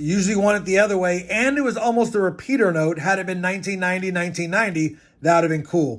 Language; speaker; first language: English; native; English